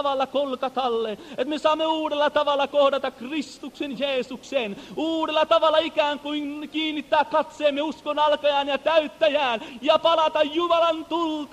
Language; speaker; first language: Finnish; native; Finnish